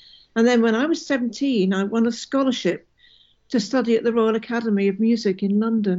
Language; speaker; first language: English; native; English